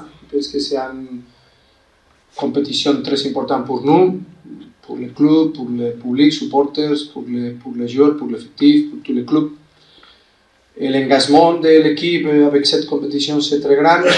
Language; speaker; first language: French; non-native, fluent; Spanish